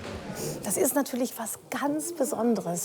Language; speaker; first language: German; native; German